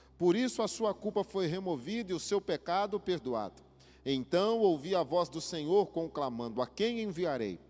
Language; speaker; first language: Portuguese; native; Portuguese